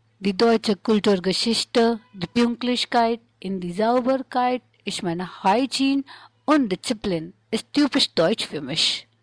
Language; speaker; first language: German; non-native, learner; Hindi